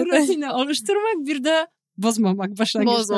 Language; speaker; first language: Turkish; non-native, fluent; Polish